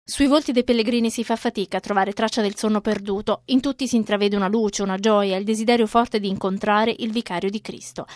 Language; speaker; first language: Italian; native; Italian